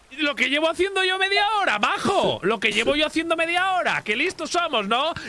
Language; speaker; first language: Spanish; native; Spanish